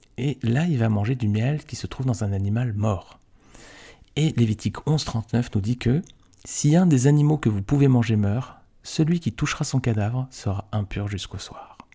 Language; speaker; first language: French; native; French